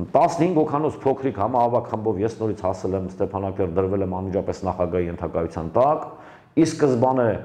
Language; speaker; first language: Armenian; native; Armenian